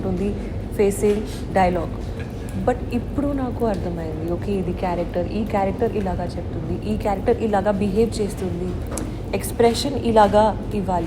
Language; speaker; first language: Telugu; non-native, learner; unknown